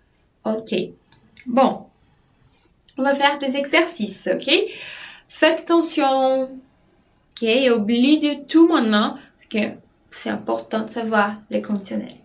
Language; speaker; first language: French; non-native, fluent; Portuguese